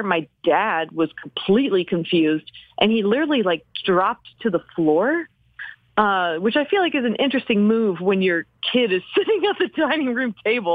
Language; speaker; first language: English; native; English